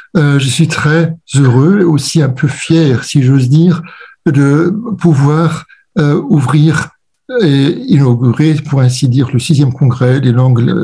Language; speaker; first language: French; non-native, fluent; German